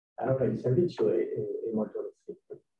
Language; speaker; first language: Italian; non-native, learner; French